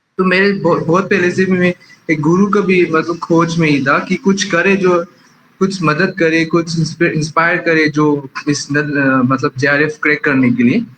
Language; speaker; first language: Hindi; non-native, local second language; Manipuri